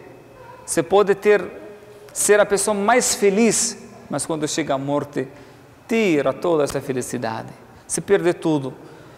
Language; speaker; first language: Portuguese; non-native, learner; Arabic